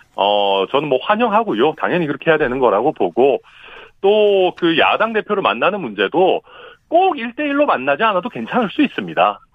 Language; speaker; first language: Korean; native; Korean